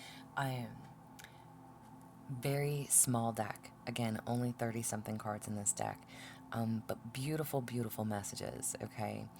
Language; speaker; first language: English; native; English